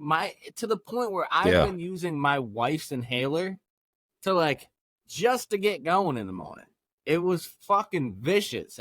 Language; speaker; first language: English; native; English